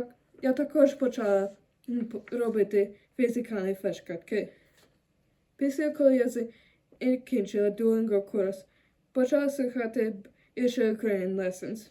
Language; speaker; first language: Ukrainian; non-native, learner; German